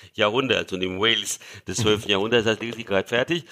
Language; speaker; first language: German; early bilingual, other home language; Hungarian